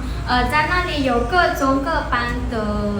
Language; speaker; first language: Chinese; non-native, local second language; Khmer